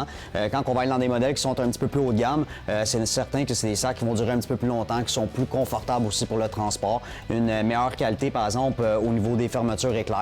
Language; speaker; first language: French; native; French